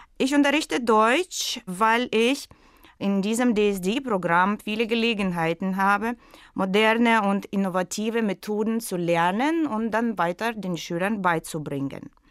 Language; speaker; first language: German; non-native, fluent; Russian